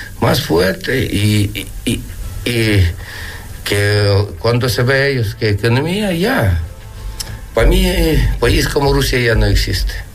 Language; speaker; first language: Spanish; non-native, learner; Ukrainian